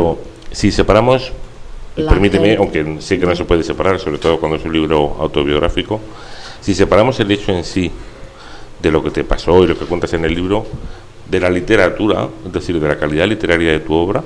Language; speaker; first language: Spanish; native; Spanish